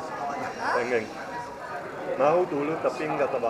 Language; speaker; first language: Indonesian; non-native, fluent; German